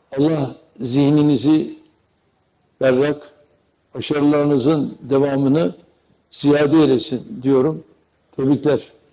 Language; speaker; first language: Turkish; native; Turkish